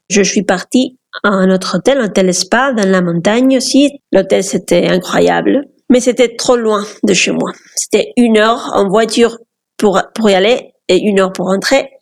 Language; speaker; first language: French; non-native, fluent; Spanish